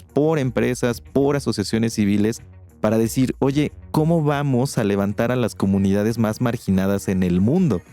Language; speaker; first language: Spanish; native; Spanish